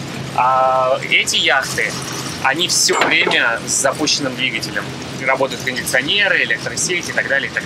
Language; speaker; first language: Russian; native; Russian